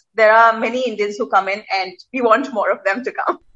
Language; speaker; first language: English; non-native, local second language; Gujarati